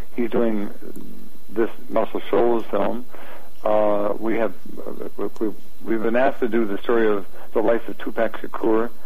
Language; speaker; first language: English; native; English